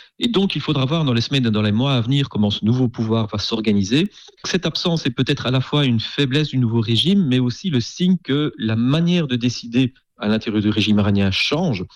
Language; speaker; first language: French; native; French